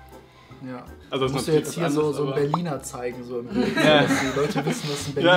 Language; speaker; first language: German; native; German